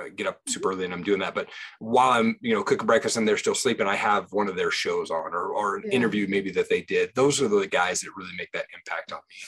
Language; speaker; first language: English; native; English